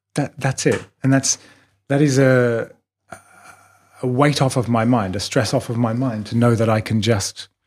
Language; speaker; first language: English; native; English